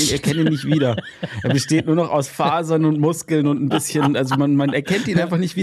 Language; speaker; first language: German; native; German